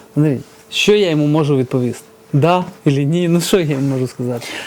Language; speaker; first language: Ukrainian; early bilingual, other home language; Georgian